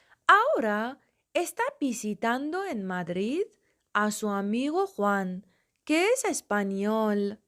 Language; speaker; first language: Spanish; non-native, fluent; Persian